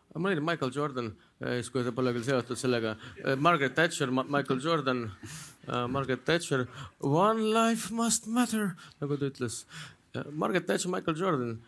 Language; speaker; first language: Estonian; non-native, local second language; Russian